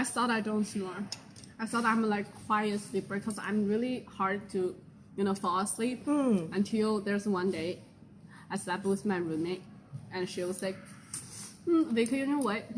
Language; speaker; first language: English; non-native, fluent; Chinese